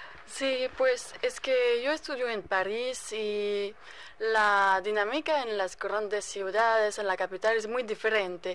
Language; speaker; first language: Spanish; non-native, fluent; French